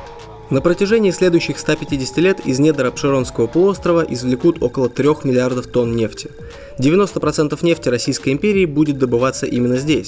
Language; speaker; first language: Russian; native; Russian